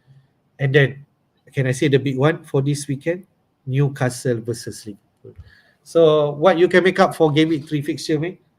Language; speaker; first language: English; non-native, local second language; Malay